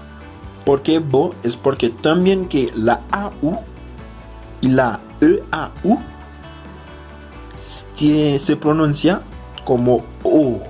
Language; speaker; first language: Spanish; non-native, fluent; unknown